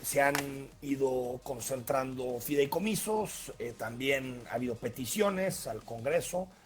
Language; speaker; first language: Spanish; native; Spanish